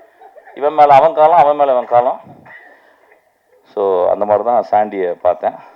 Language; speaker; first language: Tamil; native; Tamil